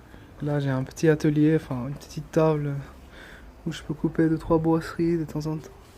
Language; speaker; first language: French; early bilingual, other home language; Spanish